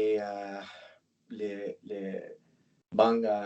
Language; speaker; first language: French; non-native, learner; English